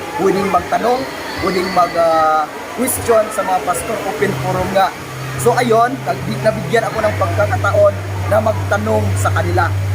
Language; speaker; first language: Filipino; non-native, local second language; Cebuano